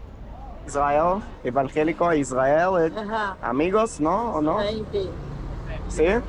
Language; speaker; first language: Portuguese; non-native, learner; Hebrew